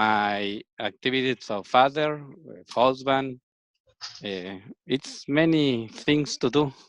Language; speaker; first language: English; non-native, learner; Spanish